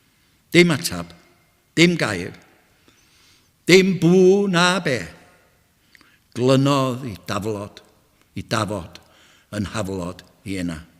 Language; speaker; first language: Welsh; native; Welsh